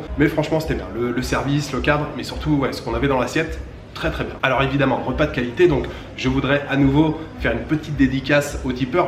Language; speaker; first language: French; native; French